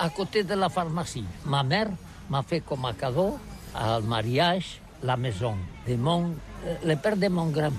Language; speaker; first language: French; non-native, learner; Catalan